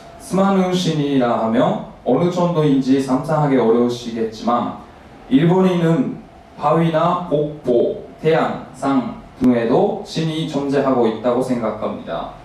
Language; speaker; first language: Korean; non-native, learner; Japanese